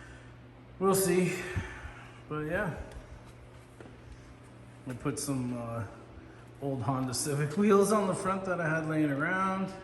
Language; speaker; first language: English; native; English